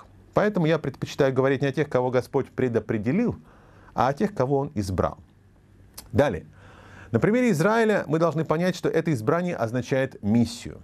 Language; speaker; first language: Russian; native; Russian